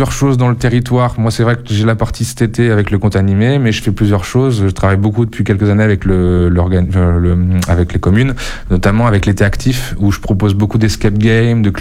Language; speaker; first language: French; native; French